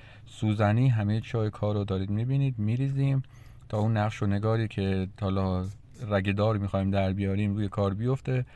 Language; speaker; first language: Persian; native; Persian